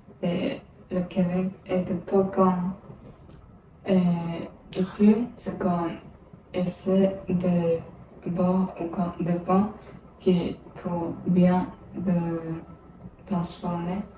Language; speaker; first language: French; non-native, learner; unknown